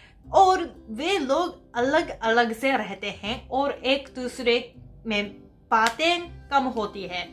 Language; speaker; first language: Hindi; non-native, fluent; Japanese